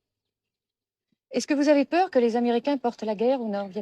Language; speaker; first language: French; native; French